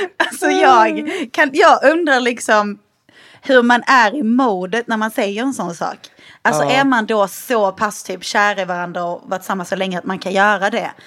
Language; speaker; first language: Swedish; native; Swedish